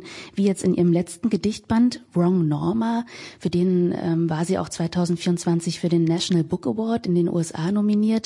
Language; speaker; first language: German; native; German